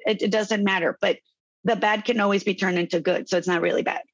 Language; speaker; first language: English; non-native, fluent; Spanish